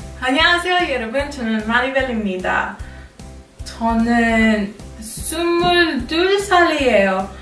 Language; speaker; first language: Korean; non-native, learner; English